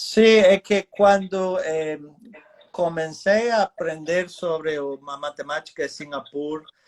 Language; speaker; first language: Portuguese; non-native, fluent; English